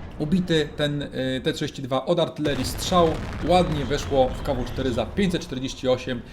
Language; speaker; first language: Polish; native; Polish